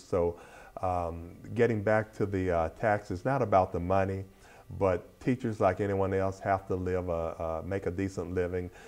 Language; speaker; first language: English; native; English